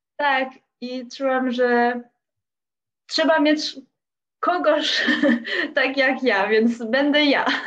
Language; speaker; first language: Polish; non-native, fluent; French